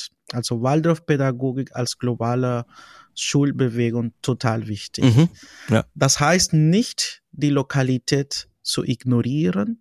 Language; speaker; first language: German; non-native, fluent; Spanish